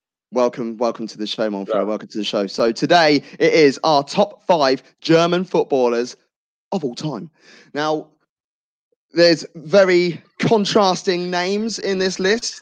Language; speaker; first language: English; native; English